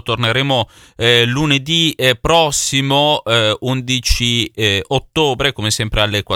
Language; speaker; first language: Italian; native; Italian